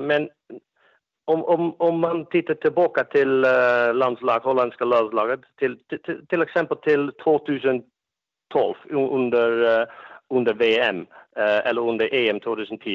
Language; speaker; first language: Swedish; non-native, fluent; Dutch